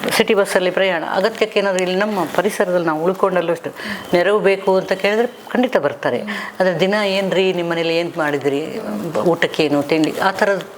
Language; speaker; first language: Kannada; native; Kannada